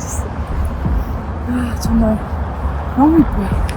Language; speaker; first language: Korean; non-native, learner; Ukrainian